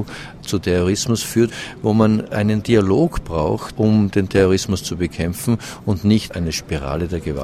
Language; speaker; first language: German; native; German